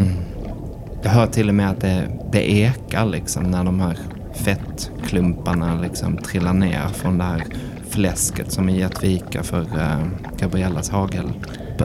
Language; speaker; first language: Swedish; native; Swedish